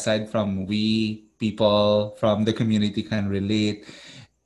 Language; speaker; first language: English; non-native, local second language; Cebuano